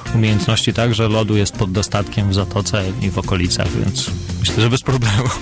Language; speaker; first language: Polish; native; Polish